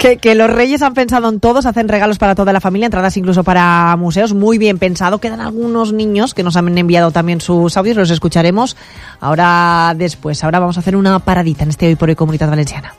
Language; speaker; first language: Spanish; native; Spanish